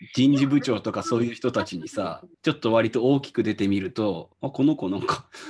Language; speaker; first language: Japanese; native; Japanese